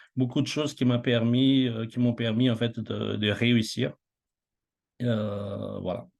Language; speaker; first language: French; non-native, local second language; Malagasy